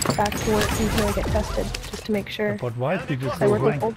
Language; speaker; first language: English; early bilingual, other home language; Turkish